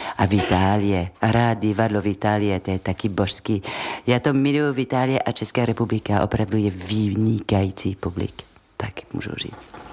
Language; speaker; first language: Czech; non-native, fluent; French